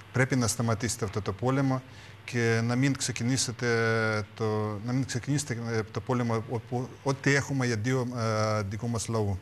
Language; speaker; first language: Greek; non-native, learner; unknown